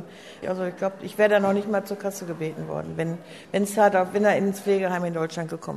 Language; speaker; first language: German; native; German